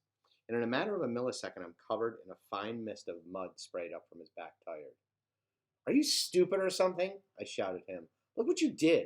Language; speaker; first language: English; native; English